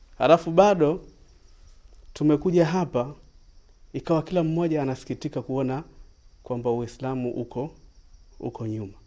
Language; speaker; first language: Swahili; native; Swahili